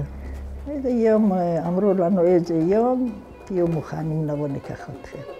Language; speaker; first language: Hebrew; non-native, fluent; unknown